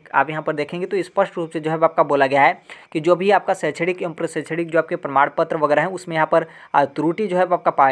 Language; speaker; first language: Hindi; native; Hindi